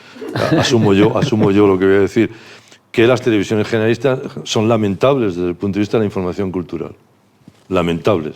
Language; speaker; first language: Spanish; native; Spanish